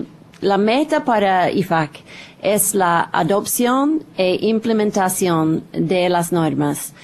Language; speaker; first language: Spanish; non-native, fluent; English